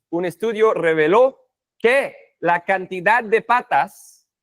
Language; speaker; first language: Spanish; non-native, fluent; English